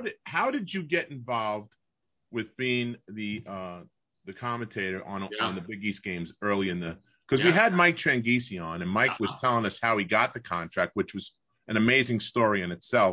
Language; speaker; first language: English; native; English